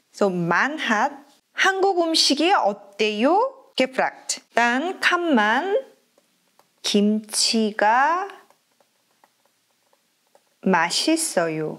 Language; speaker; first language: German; non-native, fluent; Korean